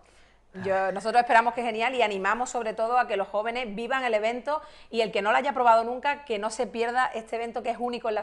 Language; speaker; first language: Spanish; native; Spanish